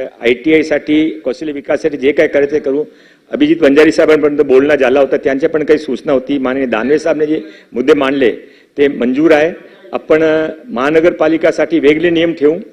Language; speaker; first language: Marathi; non-native, local second language; Hindi